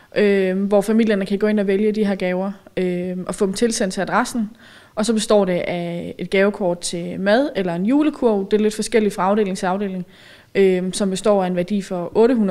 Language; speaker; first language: Danish; native; Danish